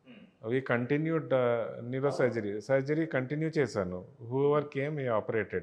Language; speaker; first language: Telugu; non-native, learner; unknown